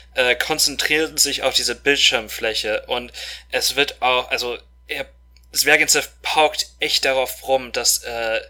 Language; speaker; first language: German; non-native, fluent; Russian